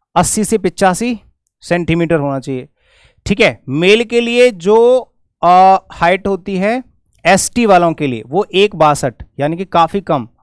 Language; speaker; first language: Hindi; native; Hindi